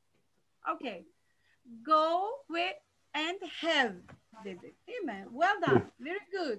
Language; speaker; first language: English; non-native, fluent; Turkish